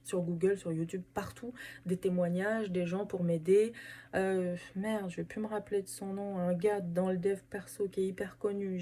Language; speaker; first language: French; native; French